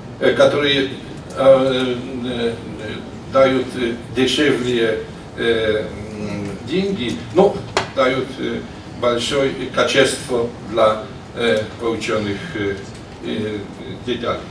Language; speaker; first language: Russian; non-native, learner; Polish